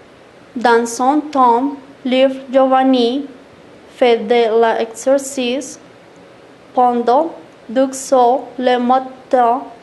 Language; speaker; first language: French; non-native, learner; Spanish